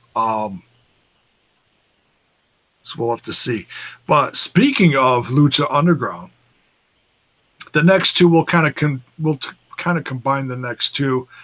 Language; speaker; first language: English; native; English